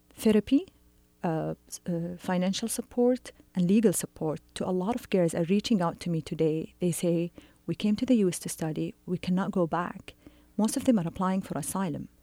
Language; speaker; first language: English; non-native, fluent; Arabic